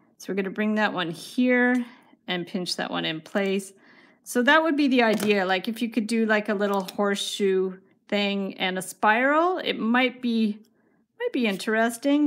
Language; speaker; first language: English; native; English